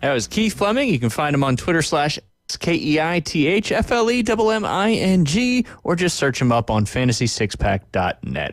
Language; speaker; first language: English; native; English